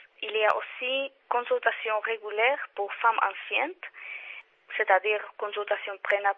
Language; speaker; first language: French; non-native, learner; Czech